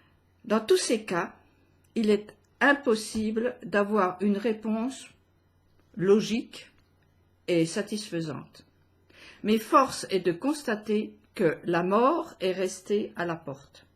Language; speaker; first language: French; native; French